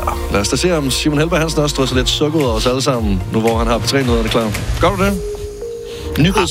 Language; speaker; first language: Danish; native; Danish